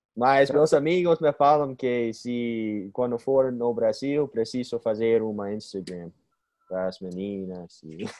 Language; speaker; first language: Portuguese; non-native, fluent; English